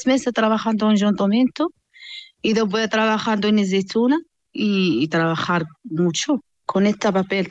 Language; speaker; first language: Spanish; non-native, learner; Arabic